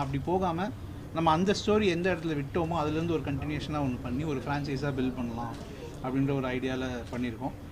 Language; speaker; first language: Tamil; native; Tamil